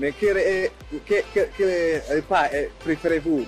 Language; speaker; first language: French; non-native, learner; Swahili